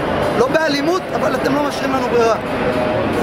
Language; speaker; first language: Hebrew; native; Hebrew